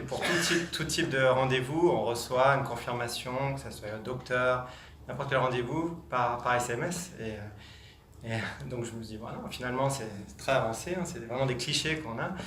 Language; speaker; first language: French; native; French